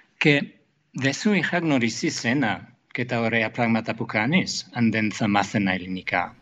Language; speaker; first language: Greek; non-native, fluent; German